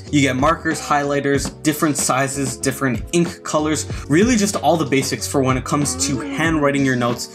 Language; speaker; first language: English; native; English